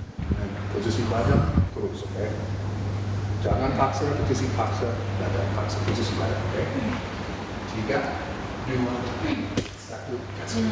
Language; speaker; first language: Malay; non-native, fluent; English